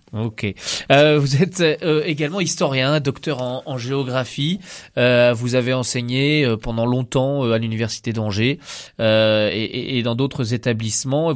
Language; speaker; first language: French; native; French